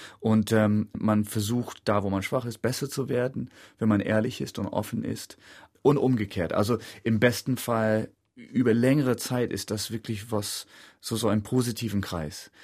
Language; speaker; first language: German; non-native, fluent; English